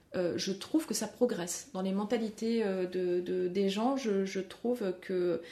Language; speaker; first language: French; native; French